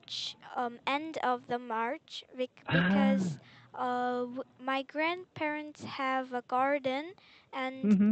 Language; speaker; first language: English; non-native, learner; Korean